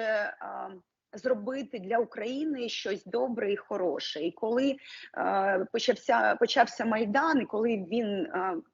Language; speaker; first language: Ukrainian; non-native, local second language; Russian